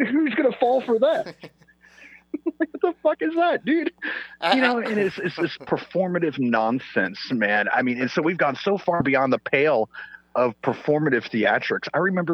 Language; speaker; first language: English; non-native, fluent; Swedish